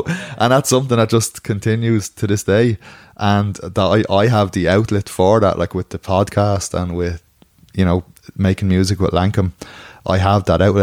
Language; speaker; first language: English; native; English